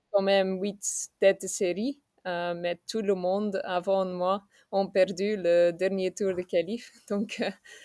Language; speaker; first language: French; non-native, local second language; Dutch